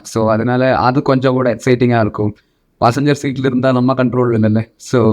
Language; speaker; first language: Tamil; non-native, local second language; Malayalam